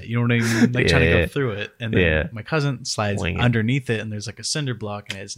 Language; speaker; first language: English; native; English